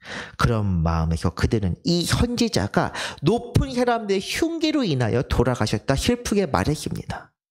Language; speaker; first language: Korean; native; Korean